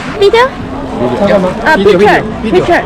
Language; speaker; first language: Korean; non-native, learner; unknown